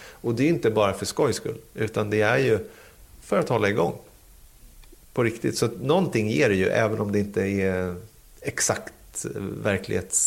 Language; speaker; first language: Swedish; native; Swedish